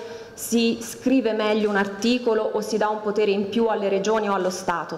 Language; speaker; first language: Italian; native; Italian